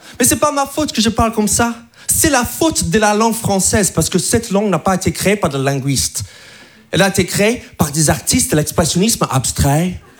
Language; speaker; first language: French; non-native, fluent; English